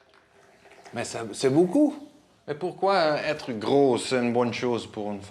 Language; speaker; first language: French; non-native, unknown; Dutch